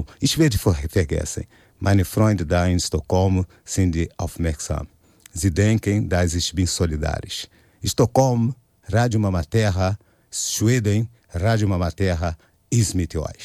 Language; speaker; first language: German; non-native, fluent; Portuguese